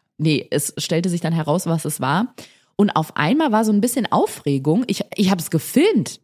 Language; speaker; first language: German; early bilingual, other home language; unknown